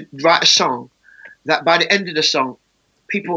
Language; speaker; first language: English; native; English